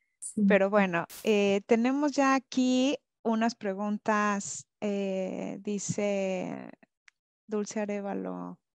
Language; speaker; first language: Spanish; native; Spanish